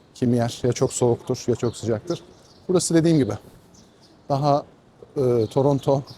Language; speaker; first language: Turkish; non-native, fluent; Persian